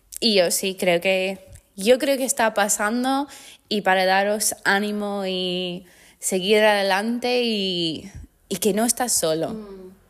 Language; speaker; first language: Spanish; non-native, fluent; English